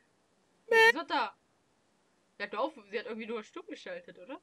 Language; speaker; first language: German; native; German